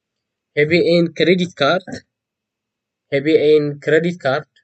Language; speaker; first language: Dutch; non-native, fluent; Tigrinya